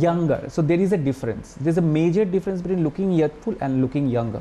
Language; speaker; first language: English; non-native, local second language; Bangla